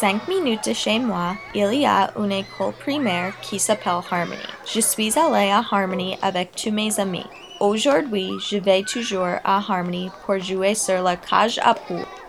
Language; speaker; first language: French; non-native, learner; English